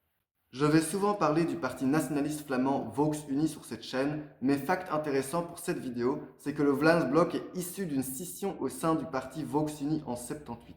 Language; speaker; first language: French; native; French